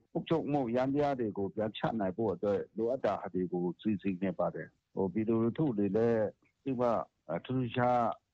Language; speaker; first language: Burmese; non-native, local second language; Kachin